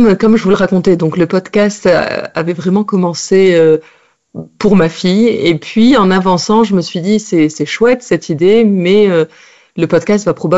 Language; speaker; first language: French; non-native, local second language; Arabic